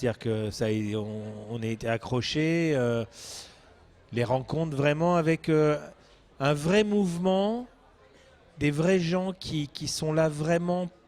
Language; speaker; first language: French; native; French